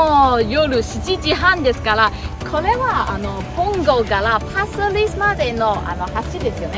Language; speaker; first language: Japanese; non-native, learner; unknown